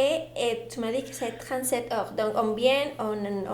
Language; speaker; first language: French; non-native, learner; Spanish